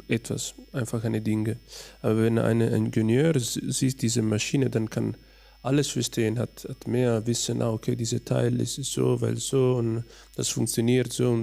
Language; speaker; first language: German; non-native, learner; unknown